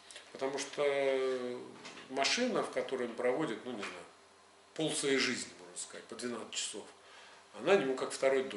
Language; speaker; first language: Russian; native; Russian